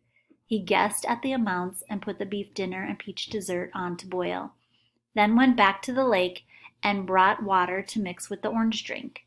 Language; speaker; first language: English; native; English